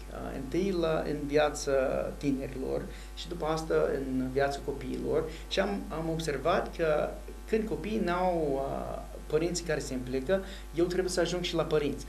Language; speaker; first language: Romanian; non-native, fluent; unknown